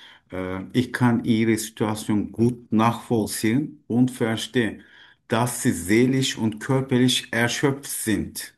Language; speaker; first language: German; non-native, learner; Turkish